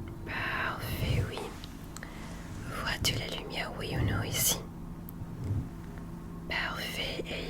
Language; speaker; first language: French; non-native, learner; English